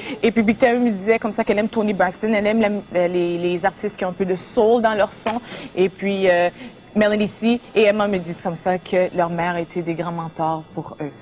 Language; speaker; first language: French; native; French